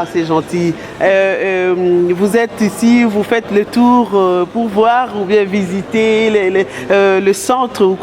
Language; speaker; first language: French; non-native, local second language; Lingala